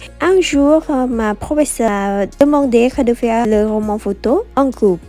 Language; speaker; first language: French; non-native, local second language; Khmer